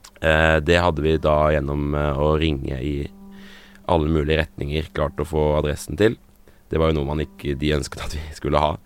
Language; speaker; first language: Norwegian; native; Norwegian